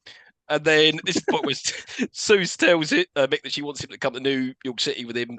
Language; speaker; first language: English; native; English